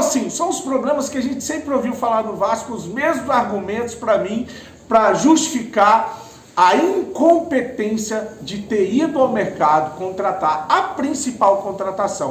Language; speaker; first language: Portuguese; native; Portuguese